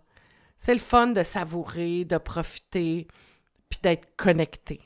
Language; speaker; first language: French; native; French